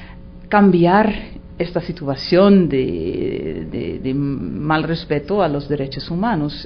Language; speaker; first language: Spanish; non-native, fluent; Dutch